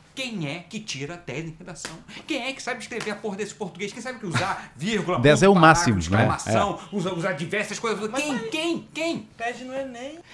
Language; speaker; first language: Portuguese; native; Portuguese